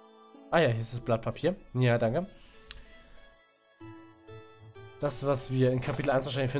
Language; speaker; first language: German; native; German